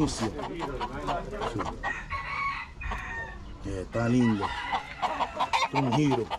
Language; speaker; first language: Spanish; non-native, fluent; English